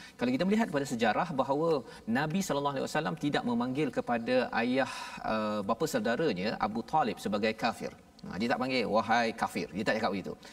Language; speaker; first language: Malay; native; Malay